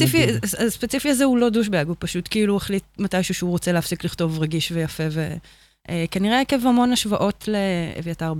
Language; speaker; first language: Hebrew; native; Hebrew